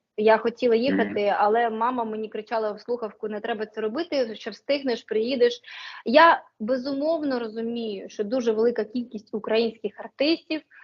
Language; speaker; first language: Ukrainian; non-native, local second language; Russian